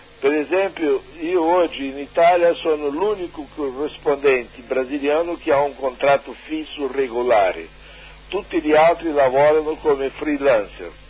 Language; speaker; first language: Italian; non-native, fluent; Portuguese